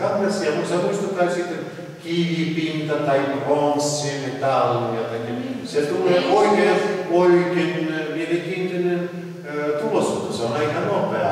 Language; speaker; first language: Finnish; non-native, learner; Russian